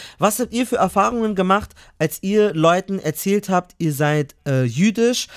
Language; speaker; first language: German; native; German